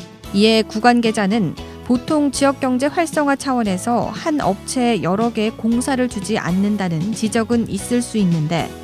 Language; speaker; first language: Korean; native; Korean